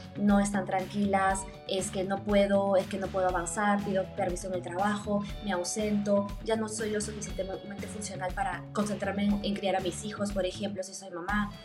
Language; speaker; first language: Spanish; native; Spanish